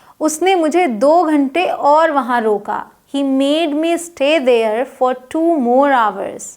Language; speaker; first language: Hindi; native; Hindi